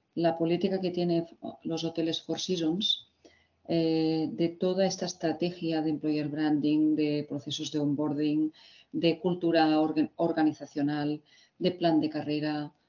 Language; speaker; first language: Spanish; native; Spanish